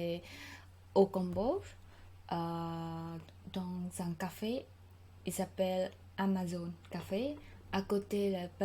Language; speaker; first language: French; non-native, learner; Khmer